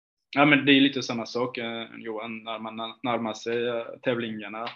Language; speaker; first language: Swedish; non-native, fluent; French